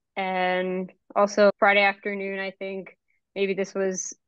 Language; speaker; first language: English; native; English